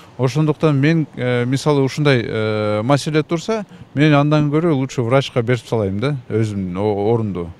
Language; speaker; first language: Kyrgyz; native; Kyrgyz